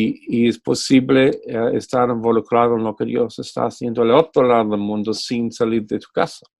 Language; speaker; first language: Spanish; non-native, fluent; English